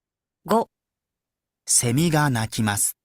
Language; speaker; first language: Japanese; non-native, learner; Indonesian